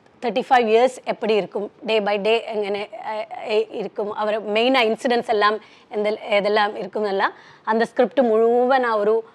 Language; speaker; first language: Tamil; non-native, learner; Malayalam